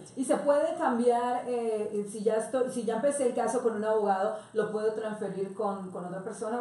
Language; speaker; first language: Spanish; native; Spanish